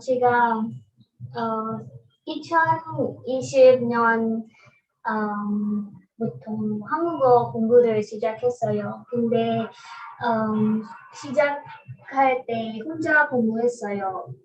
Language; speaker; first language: Korean; non-native, learner; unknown